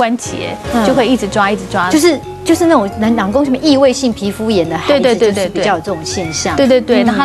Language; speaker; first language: Chinese; native; Chinese